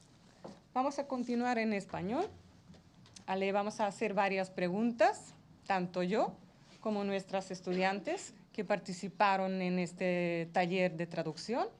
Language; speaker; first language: Spanish; non-native, fluent; Macedonian